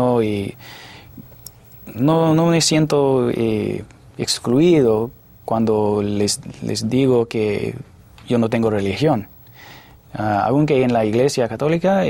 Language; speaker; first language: Spanish; non-native, fluent; English